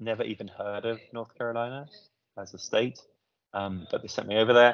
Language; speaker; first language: English; native; English